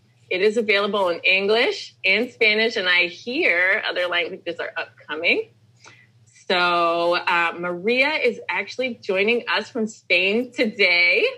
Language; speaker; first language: English; native; English